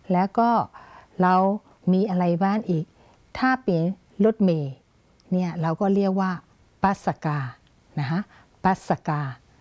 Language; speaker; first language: Thai; non-native, fluent; Burmese